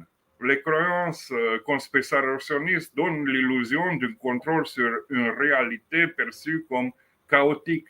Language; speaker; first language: French; non-native, fluent; Romanian